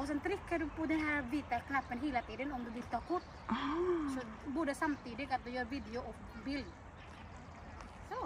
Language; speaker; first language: Swedish; native; Swedish